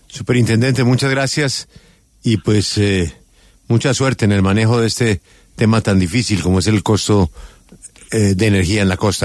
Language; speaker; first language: Spanish; native; Spanish